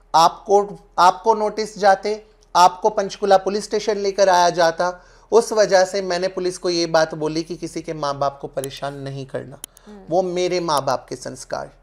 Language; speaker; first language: Hindi; non-native, local second language; Punjabi